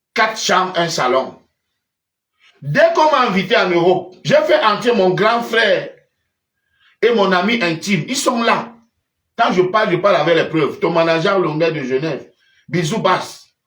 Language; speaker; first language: French; native; French